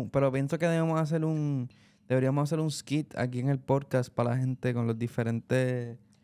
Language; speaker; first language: Spanish; early bilingual, heritage; Spanish